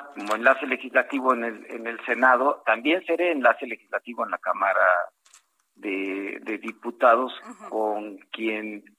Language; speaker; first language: Spanish; native; Spanish